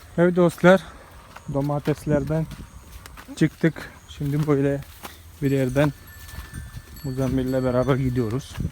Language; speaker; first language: Turkish; non-native, fluent; Malayalam